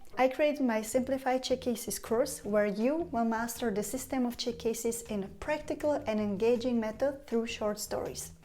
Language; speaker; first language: English; non-native, fluent; Czech